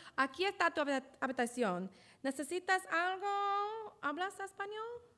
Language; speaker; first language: Spanish; non-native, learner; English